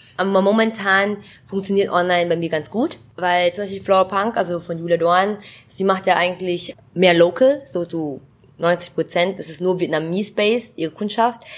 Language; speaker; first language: German; early bilingual, other home language; Vietnamese